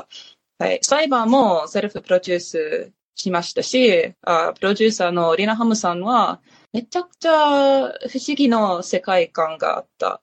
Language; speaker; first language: Japanese; non-native, learner; English